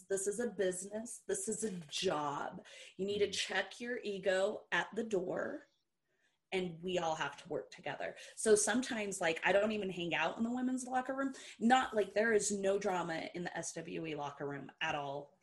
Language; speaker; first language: English; early bilingual, other home language; Portuguese